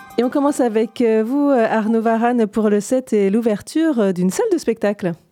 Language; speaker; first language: French; native; French